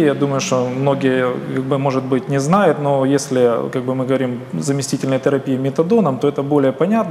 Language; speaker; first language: Russian; native; Russian